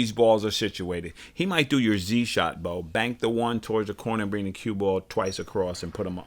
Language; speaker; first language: English; native; English